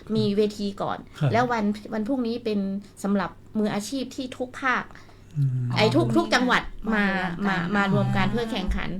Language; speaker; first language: Thai; native; Thai